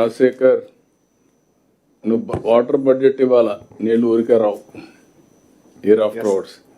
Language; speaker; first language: Telugu; native; Telugu